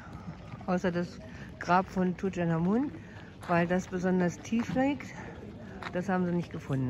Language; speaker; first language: German; native; German